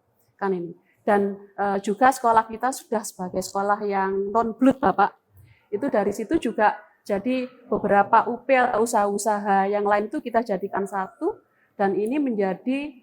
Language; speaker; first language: Indonesian; native; Indonesian